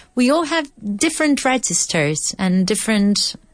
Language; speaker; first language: English; non-native, fluent; Spanish